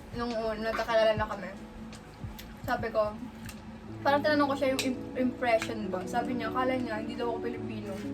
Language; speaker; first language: Filipino; native; Filipino